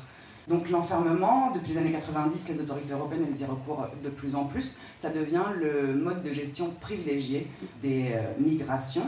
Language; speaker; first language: French; native; French